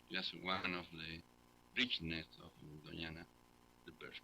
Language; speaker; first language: English; non-native, learner; Spanish